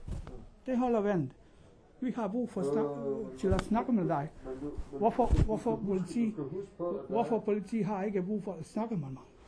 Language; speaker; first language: Danish; non-native, learner; Croatian